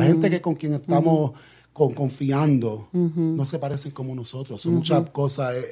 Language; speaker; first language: Spanish; early bilingual, heritage; Spanish